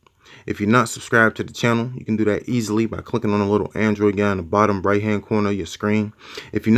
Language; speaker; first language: English; native; English